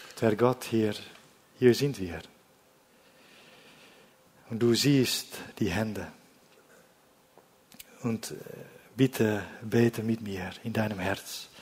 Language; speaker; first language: German; non-native, learner; Dutch